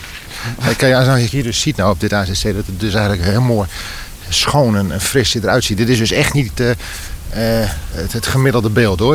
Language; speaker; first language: Dutch; native; Dutch